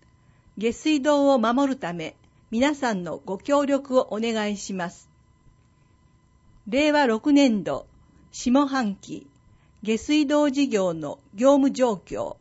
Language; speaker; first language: Japanese; native; Japanese